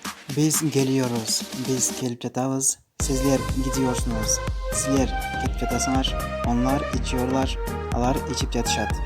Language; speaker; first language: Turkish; non-native, fluent; Kyrgyz